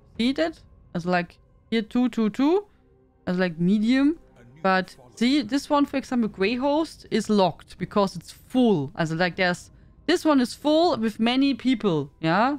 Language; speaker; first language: English; non-native, fluent; German